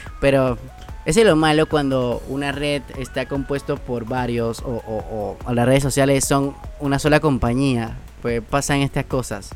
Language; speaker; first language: Spanish; native; Spanish